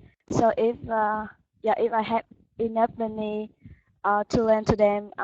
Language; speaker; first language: English; non-native, learner; Vietnamese